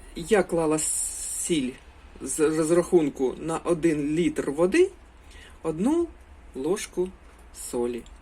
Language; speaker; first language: Ukrainian; native; Ukrainian